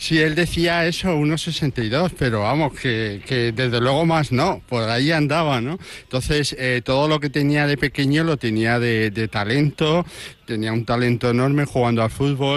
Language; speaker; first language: Spanish; native; Spanish